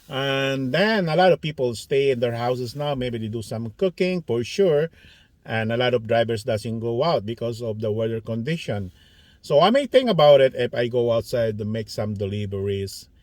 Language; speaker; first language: English; non-native, local second language; Filipino